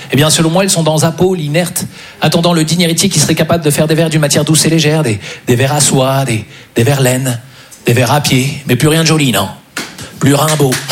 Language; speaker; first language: French; native; French